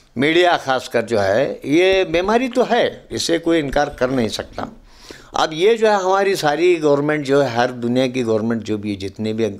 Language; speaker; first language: Urdu; native; Urdu